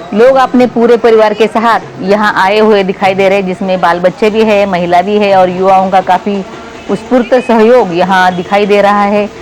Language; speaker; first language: Hindi; non-native, local second language; Marathi